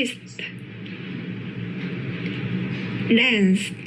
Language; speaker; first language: English; non-native, learner; Vietnamese